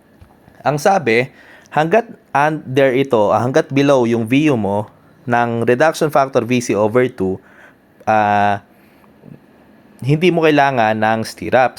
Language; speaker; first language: Filipino; native; Filipino